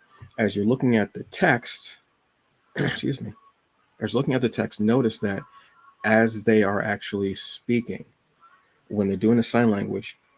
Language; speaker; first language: English; native; English